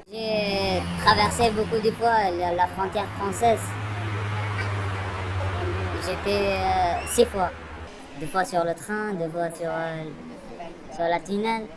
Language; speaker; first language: French; non-native, learner; Arabic